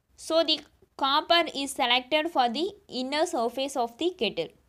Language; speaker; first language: English; non-native, local second language; Tamil